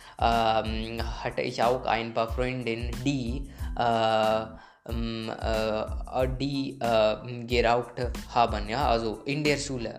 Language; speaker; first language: German; non-native, learner; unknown